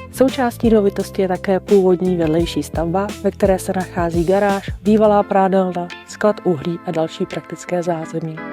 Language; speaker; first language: Czech; native; Czech